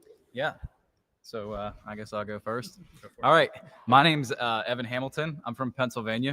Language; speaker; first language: English; native; English